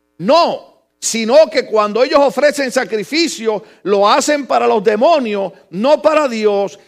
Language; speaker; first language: Spanish; native; Spanish